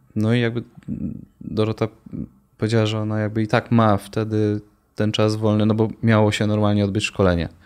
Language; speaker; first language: Polish; native; Polish